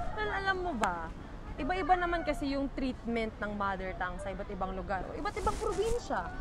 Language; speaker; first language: Filipino; non-native, local second language; Iloko